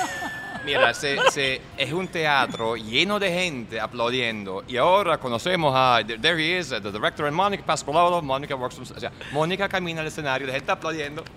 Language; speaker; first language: Spanish; non-native, fluent; German